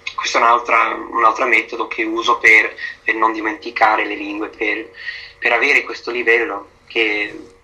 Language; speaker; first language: Italian; non-native, fluent; English